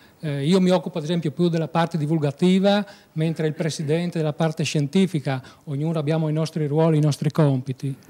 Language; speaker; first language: Italian; native; Italian